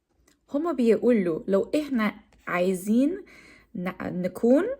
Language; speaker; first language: Arabic; non-native, learner; English